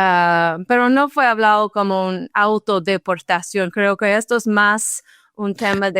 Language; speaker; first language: Spanish; non-native, fluent; English